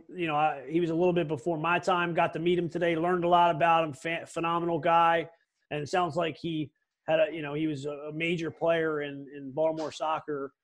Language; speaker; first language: English; early bilingual, other home language; German